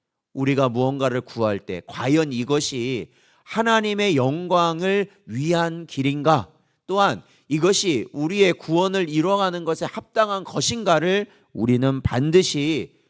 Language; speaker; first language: Korean; native; Korean